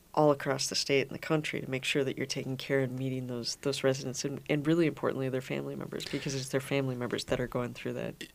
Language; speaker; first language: English; native; English